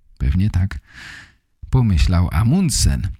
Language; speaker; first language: Polish; native; Polish